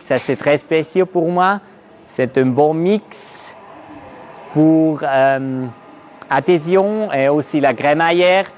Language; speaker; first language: French; non-native, learner; German